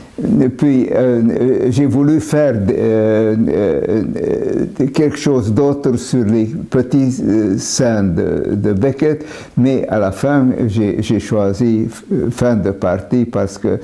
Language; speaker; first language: French; non-native, fluent; Hungarian